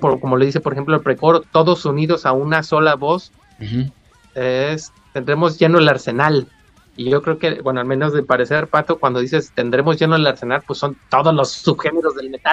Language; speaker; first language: Spanish; native; Spanish